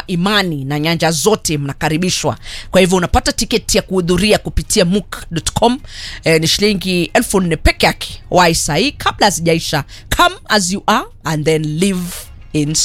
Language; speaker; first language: Swahili; native; Swahili